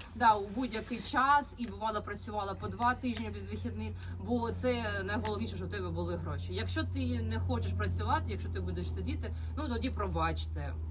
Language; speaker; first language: Ukrainian; native; Ukrainian